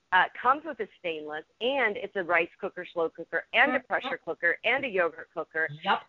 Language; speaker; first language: English; native; English